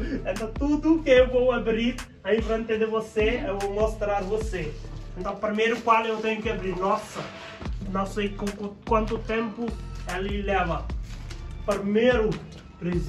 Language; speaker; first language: Portuguese; non-native, learner; Hindi